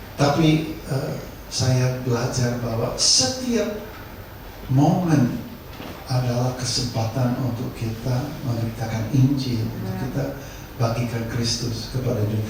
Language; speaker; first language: Indonesian; non-native, fluent; English